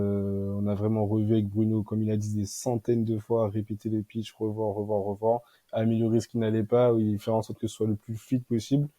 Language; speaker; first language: French; native; French